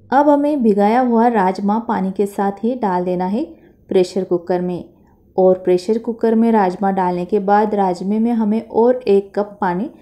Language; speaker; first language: Hindi; non-native, local second language; Marathi